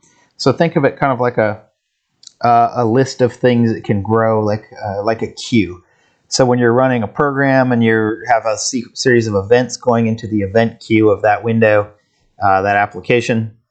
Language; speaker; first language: English; native; English